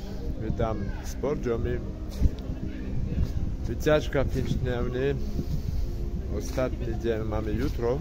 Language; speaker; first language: Polish; non-native, learner; Georgian